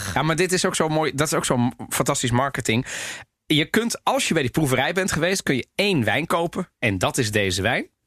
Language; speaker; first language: Dutch; native; Dutch